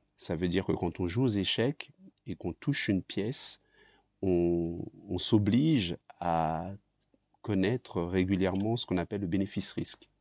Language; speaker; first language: French; early bilingual, other home language; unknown